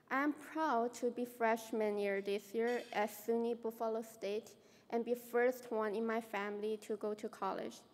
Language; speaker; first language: English; non-native, fluent; Chinese